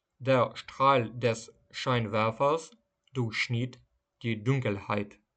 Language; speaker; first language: German; non-native, fluent; Ukrainian